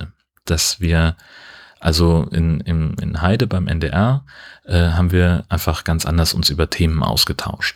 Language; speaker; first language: German; native; German